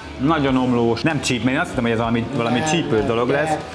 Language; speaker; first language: Hungarian; native; Hungarian